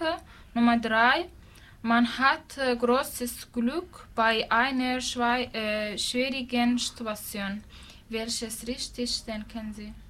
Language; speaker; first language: German; non-native, learner; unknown